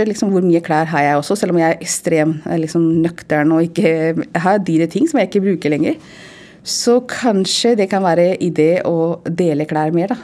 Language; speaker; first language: Norwegian; non-native, fluent; Hindi